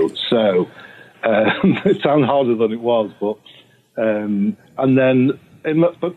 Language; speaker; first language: English; native; English